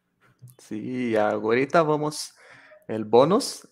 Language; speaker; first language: Spanish; non-native, local second language; Portuguese